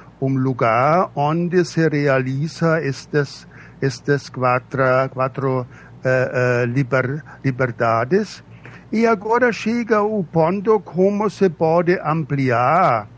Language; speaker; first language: Portuguese; non-native, fluent; German